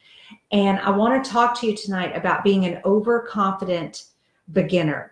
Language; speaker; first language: English; native; English